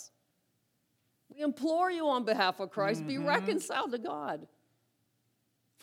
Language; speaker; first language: English; native; English